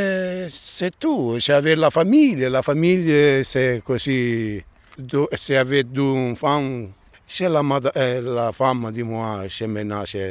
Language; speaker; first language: French; non-native, learner; Italian